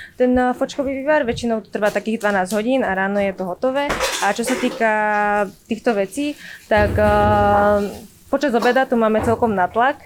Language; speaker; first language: Slovak; early bilingual, other home language; Vietnamese